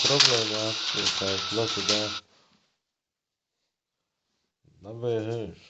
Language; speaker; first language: Russian; non-native, local second language; Chechen